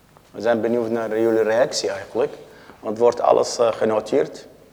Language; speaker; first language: Dutch; non-native, learner; Arabic